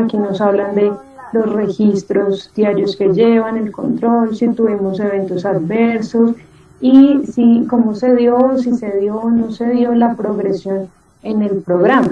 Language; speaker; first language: Spanish; native; Spanish